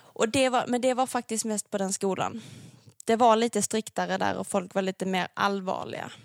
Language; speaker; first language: Swedish; native; Swedish